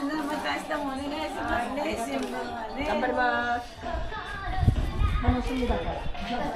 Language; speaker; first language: Japanese; native; Japanese